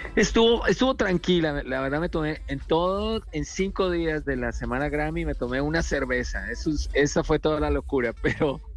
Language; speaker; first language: Spanish; native; Spanish